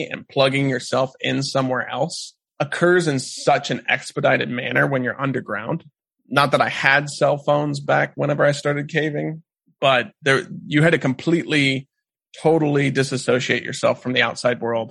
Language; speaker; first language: English; native; English